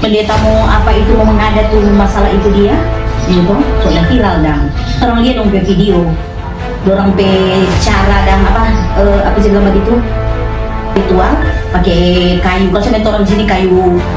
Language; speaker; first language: Indonesian; non-native, local second language; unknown